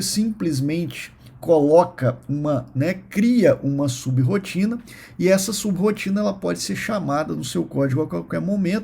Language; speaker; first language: Portuguese; native; Portuguese